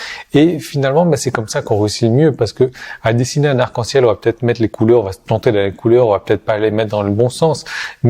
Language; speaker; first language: French; native; French